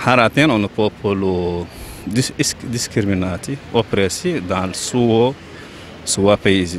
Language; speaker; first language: Italian; non-native, local second language; Arabic